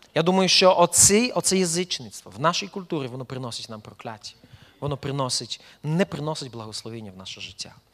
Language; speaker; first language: Ukrainian; early bilingual, heritage; Ukrainian